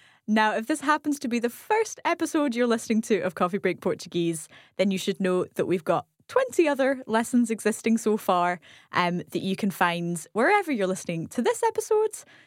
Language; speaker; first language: English; native; English